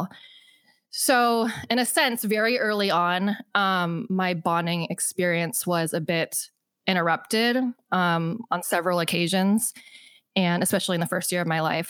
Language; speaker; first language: English; native; English